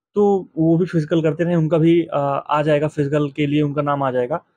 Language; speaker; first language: Hindi; native; Hindi